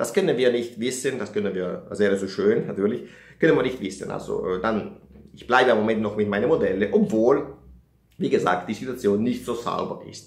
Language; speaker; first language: German; non-native, fluent; Italian